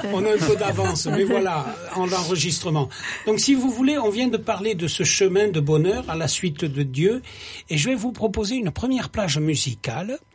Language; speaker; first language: French; native; French